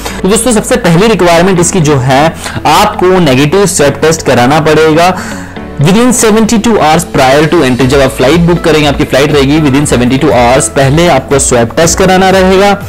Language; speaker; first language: Hindi; native; Hindi